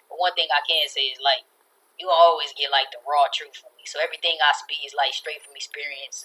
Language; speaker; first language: English; native; English